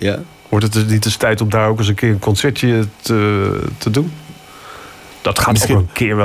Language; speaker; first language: Dutch; native; Dutch